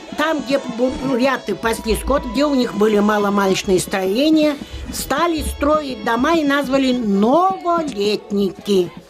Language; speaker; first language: Russian; non-native, local second language; Chuvash